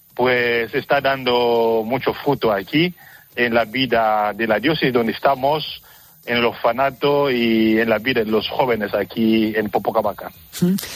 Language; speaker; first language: Spanish; non-native, fluent; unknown